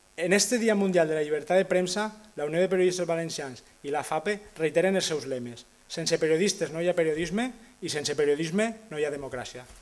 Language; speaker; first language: Catalan; native; Catalan